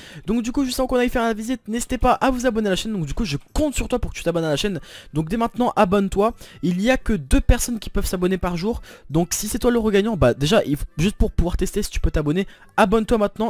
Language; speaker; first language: French; native; French